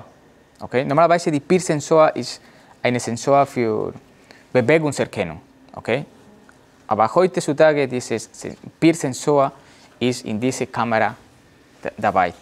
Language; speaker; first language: German; non-native, learner; Spanish